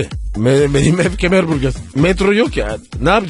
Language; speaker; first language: Turkish; non-native, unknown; French